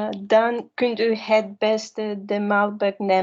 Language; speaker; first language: Dutch; non-native, learner; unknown